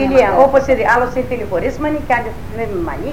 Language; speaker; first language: Greek; native; Greek